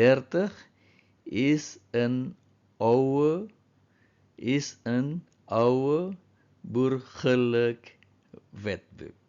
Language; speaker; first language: Dutch; non-native, fluent; Indonesian